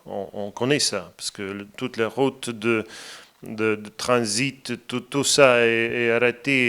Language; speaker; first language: French; non-native, fluent; Latvian